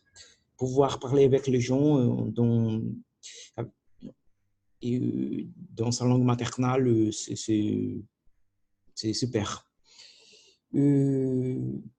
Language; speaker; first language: French; non-native, learner; Portuguese